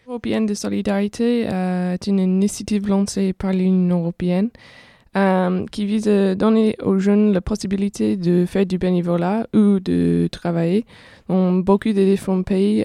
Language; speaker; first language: French; non-native, fluent; English